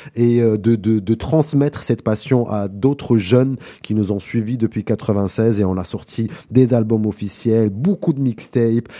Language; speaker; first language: French; non-native, local second language; Russian